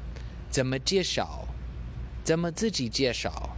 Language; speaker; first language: Chinese; non-native, learner; English